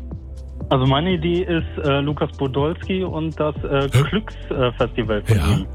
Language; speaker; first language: German; native; German